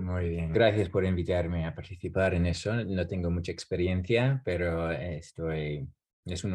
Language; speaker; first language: Spanish; non-native, fluent; English